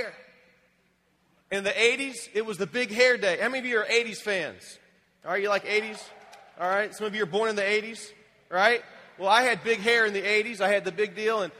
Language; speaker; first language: English; native; English